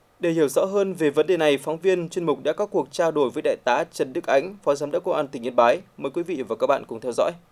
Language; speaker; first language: Vietnamese; native; Vietnamese